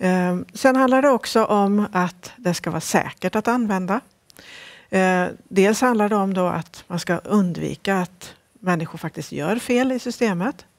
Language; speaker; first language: Swedish; native; Swedish